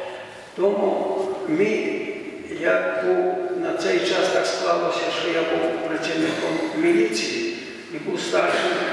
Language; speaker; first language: Ukrainian; native; Ukrainian